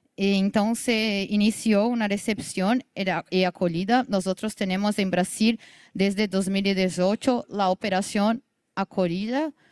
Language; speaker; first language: Spanish; non-native, learner; Portuguese